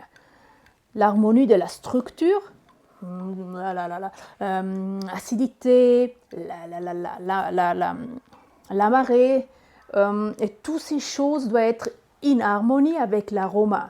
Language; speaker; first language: French; non-native, learner; Italian